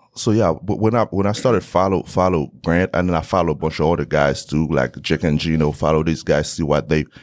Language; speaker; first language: English; non-native, fluent; Haitian Creole